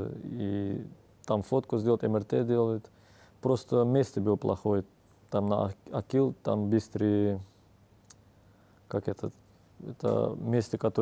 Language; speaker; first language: Russian; non-native, learner; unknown